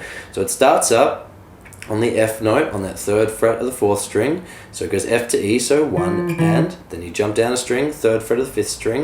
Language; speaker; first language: English; native; English